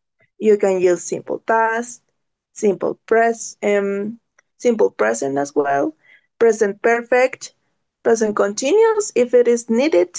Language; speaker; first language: English; non-native, learner; Spanish